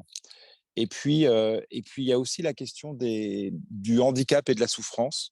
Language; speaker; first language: French; native; French